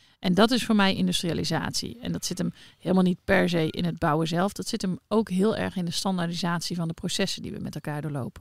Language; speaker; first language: Dutch; native; Dutch